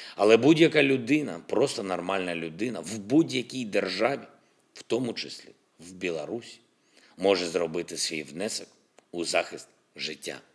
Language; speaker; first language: Ukrainian; non-native, local second language; Russian